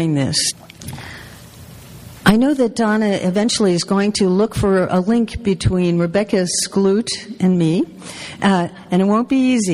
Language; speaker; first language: English; native; English